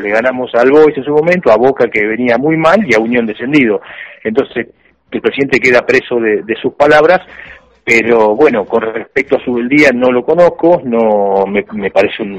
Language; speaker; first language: Spanish; native; Spanish